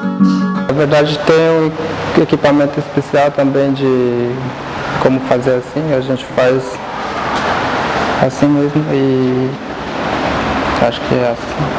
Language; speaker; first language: Portuguese; non-native, local second language; Guarani